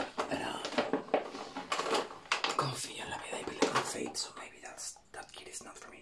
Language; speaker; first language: English; non-native, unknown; Spanish